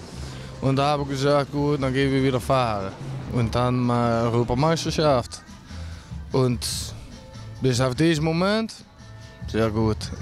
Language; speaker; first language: German; non-native, learner; Dutch